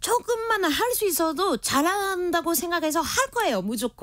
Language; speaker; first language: Korean; non-native, fluent; French